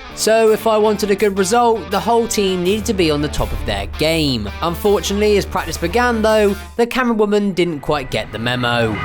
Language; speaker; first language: English; native; English